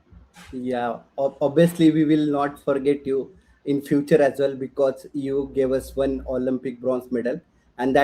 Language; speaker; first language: English; non-native, local second language; Hindi